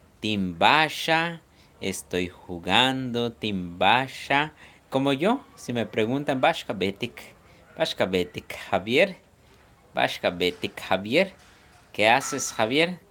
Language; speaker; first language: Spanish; non-native, local second language; Yucateco